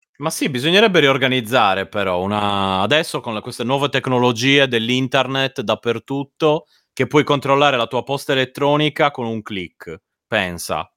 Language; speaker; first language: Italian; native; Italian